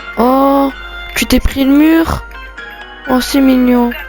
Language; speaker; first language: French; native; French